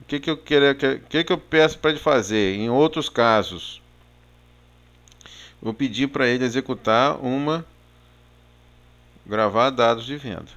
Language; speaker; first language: Portuguese; native; Portuguese